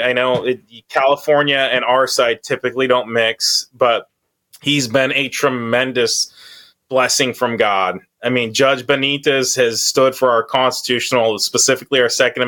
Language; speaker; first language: English; native; English